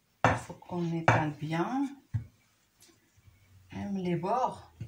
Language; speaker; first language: French; non-native, local second language; Arabic